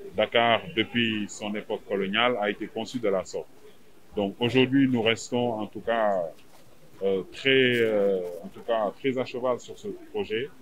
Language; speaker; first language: French; non-native, local second language; Wolof